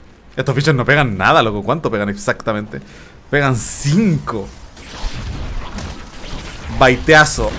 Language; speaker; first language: Spanish; native; Spanish